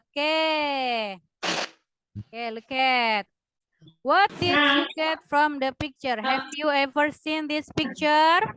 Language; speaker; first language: English; non-native, learner; Indonesian